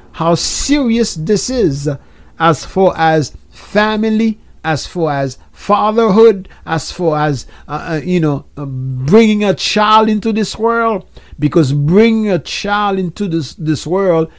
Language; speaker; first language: English; non-native, fluent; Haitian Creole